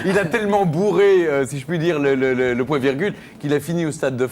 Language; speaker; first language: French; native; French